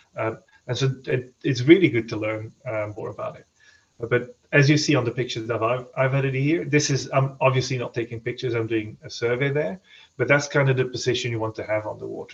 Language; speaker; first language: English; non-native, fluent; Dutch